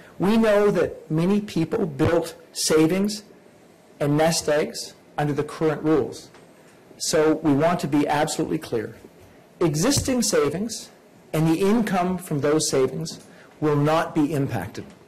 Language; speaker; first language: English; native; English